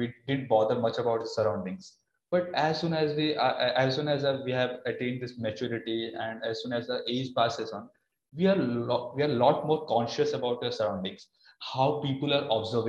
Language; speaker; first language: English; non-native, local second language; Odia